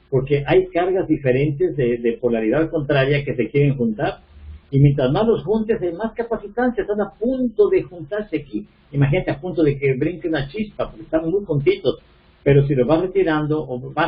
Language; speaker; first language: Spanish; native; Spanish